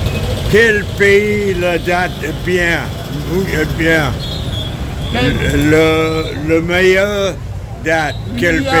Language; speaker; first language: French; non-native, learner; English